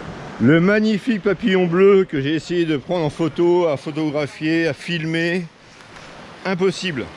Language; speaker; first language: French; native; French